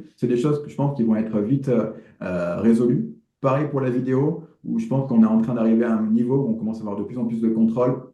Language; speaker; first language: French; native; French